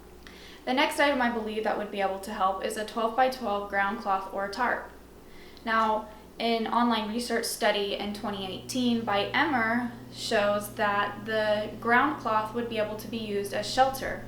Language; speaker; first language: English; native; English